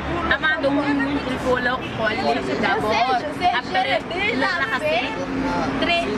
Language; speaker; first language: French; non-native, learner; Wolof